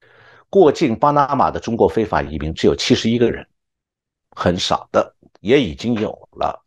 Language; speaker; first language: Chinese; native; Chinese